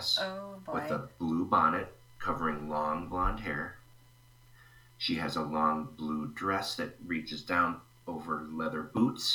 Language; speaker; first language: English; native; English